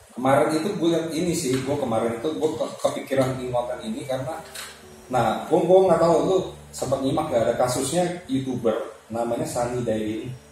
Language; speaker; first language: Indonesian; native; Indonesian